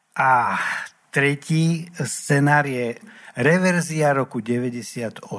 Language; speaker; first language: Slovak; native; Slovak